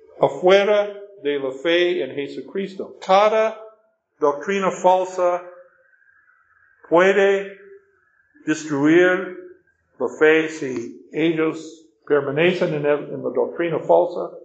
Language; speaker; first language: Spanish; non-native, fluent; English